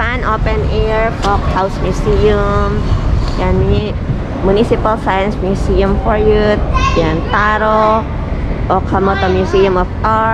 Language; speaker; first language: English; non-native, local second language; Filipino